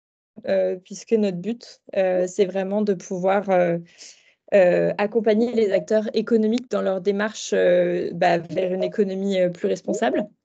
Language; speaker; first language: French; native; French